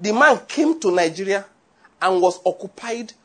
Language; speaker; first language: English; non-native, local second language; Yoruba